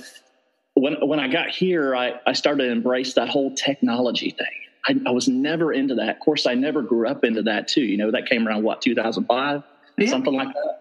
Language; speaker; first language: English; native; English